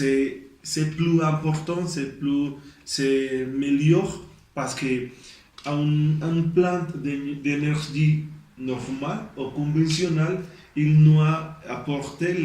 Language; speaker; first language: French; non-native, learner; Spanish